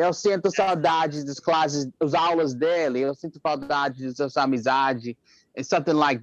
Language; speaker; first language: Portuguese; non-native, fluent; English